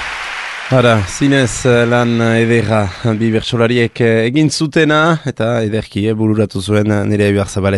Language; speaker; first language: Basque; native; Basque